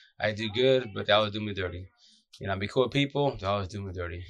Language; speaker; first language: English; early bilingual, other home language; Spanish